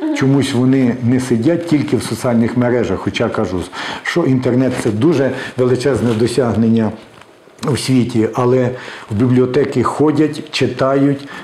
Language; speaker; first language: Ukrainian; native; Ukrainian